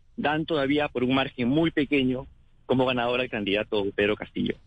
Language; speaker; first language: Spanish; native; Spanish